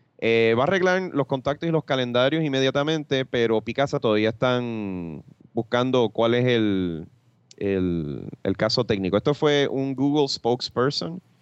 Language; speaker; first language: Spanish; native; Spanish